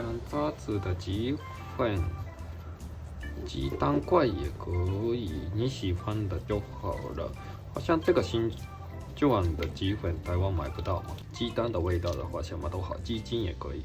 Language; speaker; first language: Chinese; non-native, fluent; Japanese